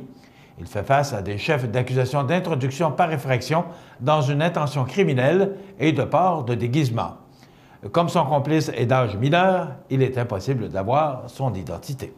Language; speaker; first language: French; native; French